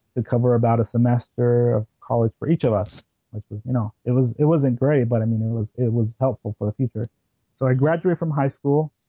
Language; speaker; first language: English; early bilingual, other home language; Spanish